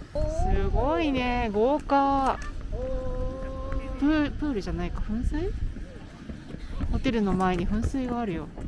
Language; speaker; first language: Japanese; native; Japanese